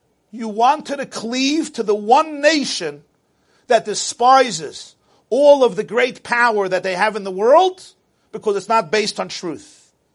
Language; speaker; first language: English; native; English